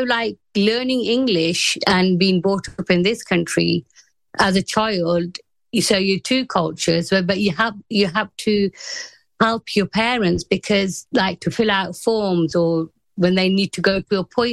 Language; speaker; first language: English; native; English